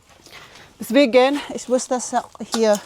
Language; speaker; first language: German; non-native, learner; Filipino